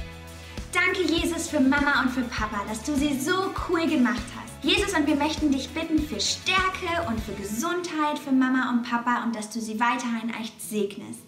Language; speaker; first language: German; native; German